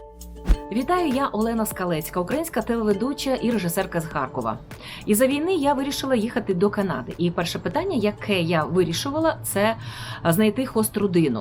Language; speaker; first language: Ukrainian; native; Ukrainian